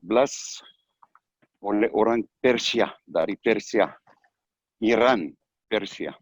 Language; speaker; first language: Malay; non-native, learner; Hebrew